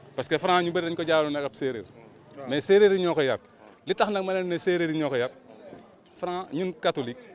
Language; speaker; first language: Wolof; non-native, local second language; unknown